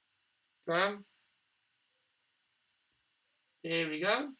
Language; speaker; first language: English; native; English